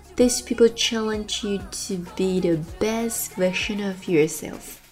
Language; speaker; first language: English; non-native, fluent; Chinese